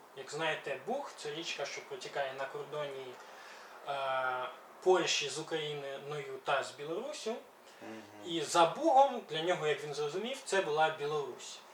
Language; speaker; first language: Ukrainian; early bilingual, other home language; Belarusian